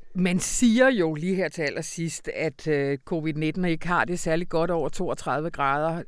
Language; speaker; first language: Danish; native; Danish